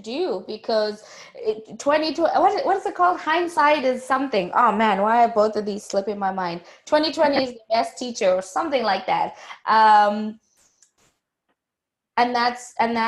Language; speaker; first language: English; non-native, local second language; Tswana